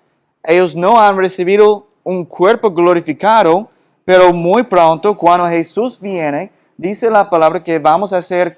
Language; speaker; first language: Spanish; non-native, fluent; English